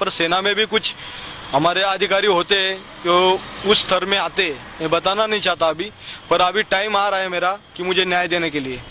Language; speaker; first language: Hindi; non-native, local second language; Marathi